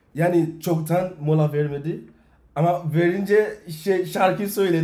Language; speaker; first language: Turkish; non-native, learner; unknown